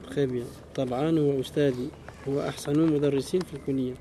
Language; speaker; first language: Arabic; non-native, fluent; French